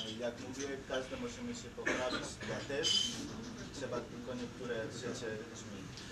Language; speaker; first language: Polish; non-native, learner; Spanish